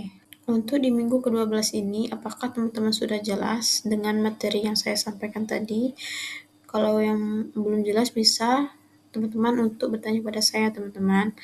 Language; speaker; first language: Indonesian; native; Indonesian